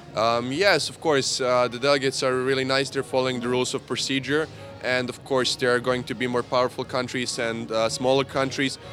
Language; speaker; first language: English; non-native, fluent; Serbian